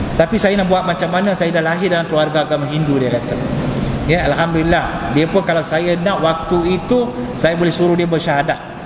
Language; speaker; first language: Malay; non-native, local second language; Tamil